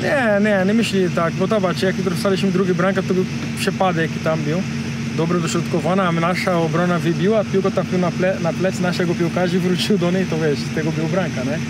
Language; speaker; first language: Polish; non-native, learner; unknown